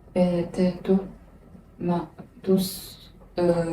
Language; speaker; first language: French; non-native, learner; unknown